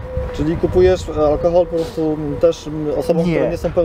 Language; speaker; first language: Polish; native; Polish